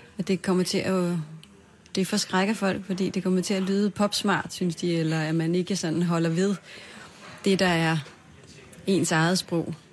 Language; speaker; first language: Danish; native; Danish